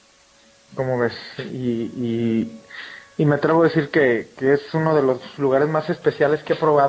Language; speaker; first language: Spanish; native; Spanish